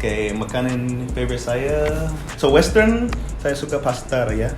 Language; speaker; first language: Indonesian; non-native, learner; English